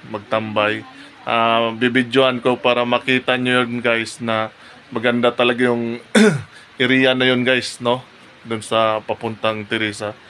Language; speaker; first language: Filipino; non-native, local second language; Cebuano